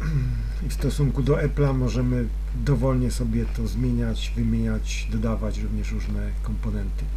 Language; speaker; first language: Polish; native; Polish